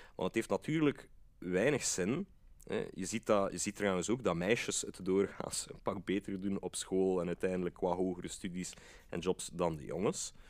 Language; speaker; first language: Dutch; native; Dutch